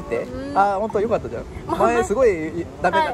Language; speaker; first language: Japanese; native; Japanese